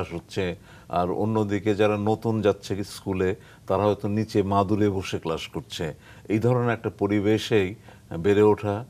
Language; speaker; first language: Bangla; native; Bangla